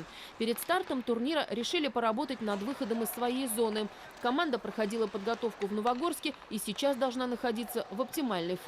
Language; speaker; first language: Russian; native; Russian